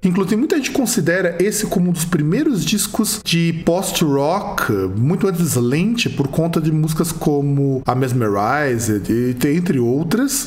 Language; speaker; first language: Portuguese; native; Portuguese